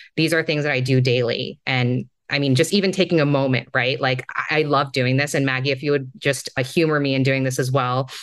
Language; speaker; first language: English; native; English